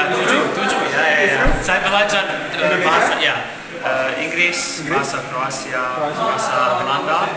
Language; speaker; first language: Indonesian; non-native, learner; Bosnian